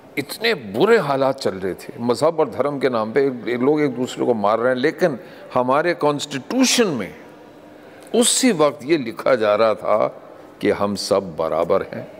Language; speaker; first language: Hindi; non-native, local second language; English